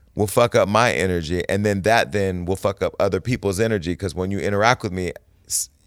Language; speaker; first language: English; native; English